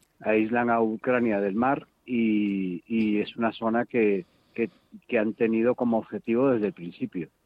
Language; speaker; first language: Spanish; native; Spanish